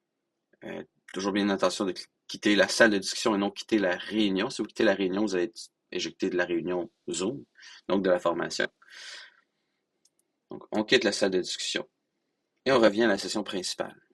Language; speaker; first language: French; native; French